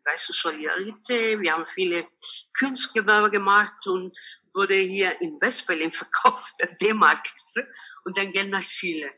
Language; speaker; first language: German; non-native, local second language; Spanish